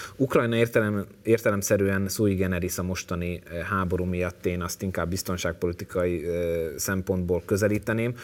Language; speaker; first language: Hungarian; native; Hungarian